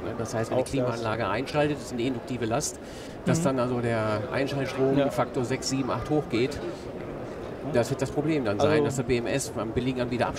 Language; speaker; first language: German; native; German